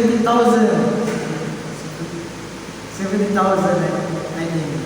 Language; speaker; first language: English; non-native, learner; Indonesian